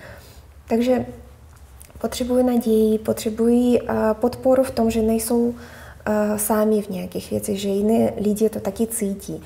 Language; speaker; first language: Czech; non-native, fluent; Russian